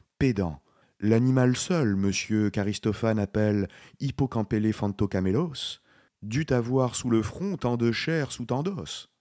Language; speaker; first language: French; native; French